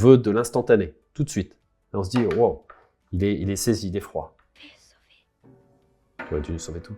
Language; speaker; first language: French; native; French